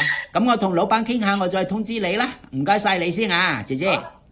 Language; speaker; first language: Cantonese; native; Cantonese